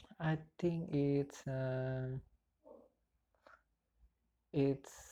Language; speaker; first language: English; non-native, learner; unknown